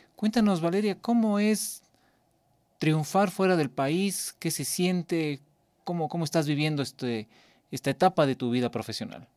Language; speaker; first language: Spanish; native; Spanish